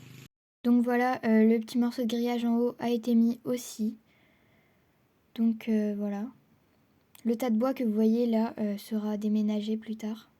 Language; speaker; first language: French; native; French